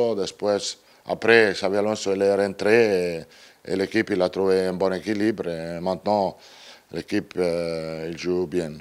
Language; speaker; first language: French; non-native, learner; Italian